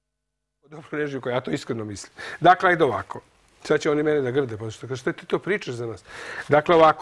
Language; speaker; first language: Croatian; native; Croatian